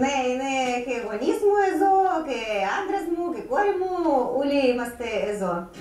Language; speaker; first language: Greek; non-native, learner; Russian